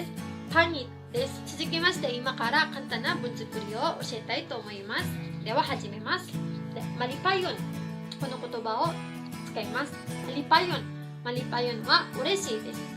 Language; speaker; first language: Japanese; non-native, fluent; Filipino